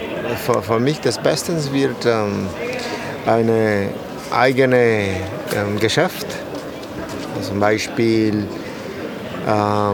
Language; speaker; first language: German; non-native, learner; Spanish